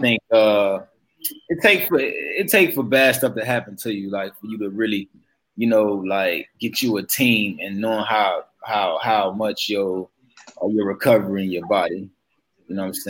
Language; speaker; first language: English; native; English